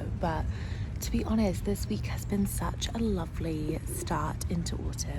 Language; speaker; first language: English; native; English